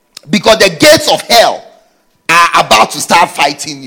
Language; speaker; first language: English; non-native, local second language; Akan